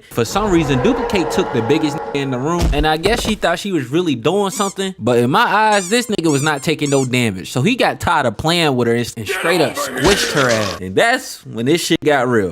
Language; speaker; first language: English; native; English